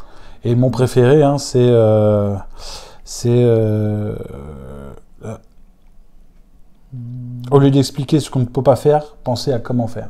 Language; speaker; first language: French; native; French